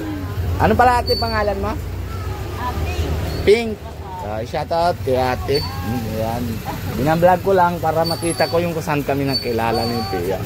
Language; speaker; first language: Filipino; non-native, fluent; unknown